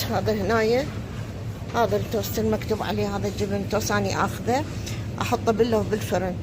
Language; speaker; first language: Arabic; native; Arabic